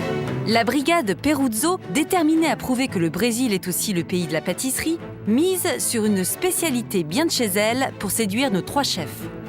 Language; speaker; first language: French; native; French